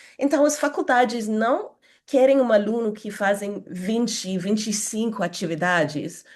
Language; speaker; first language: Portuguese; non-native, fluent; English